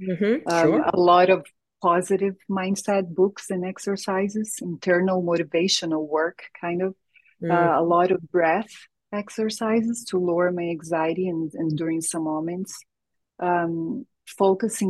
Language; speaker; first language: English; non-native, fluent; Portuguese